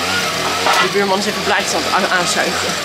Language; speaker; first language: Dutch; native; Dutch